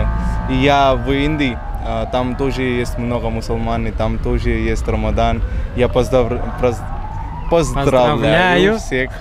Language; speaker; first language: Russian; non-native, learner; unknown